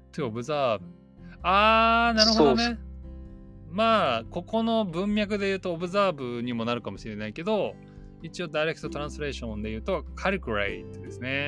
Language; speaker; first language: Japanese; native; Japanese